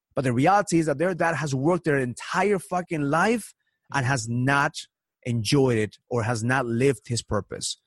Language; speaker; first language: English; early bilingual, other home language; Spanish